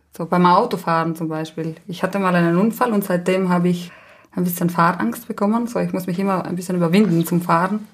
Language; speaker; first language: German; non-native, local second language; Ladin